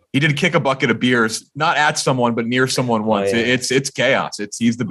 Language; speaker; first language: English; native; English